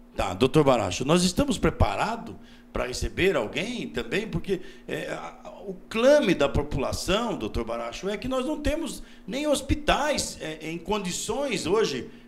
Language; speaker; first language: Portuguese; native; Portuguese